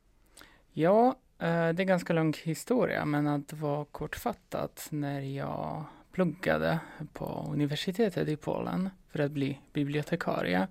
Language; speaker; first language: Swedish; non-native, fluent; Polish